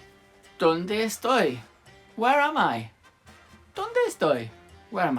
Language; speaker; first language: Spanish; non-native, fluent; English